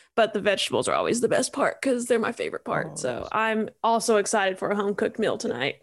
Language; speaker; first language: English; native; English